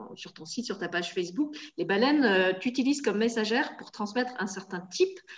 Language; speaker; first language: French; native; French